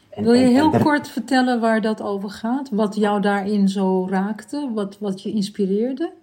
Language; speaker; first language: Dutch; early bilingual, other home language; Turkish